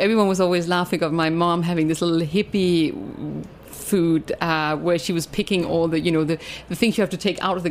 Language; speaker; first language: English; non-native, fluent; Danish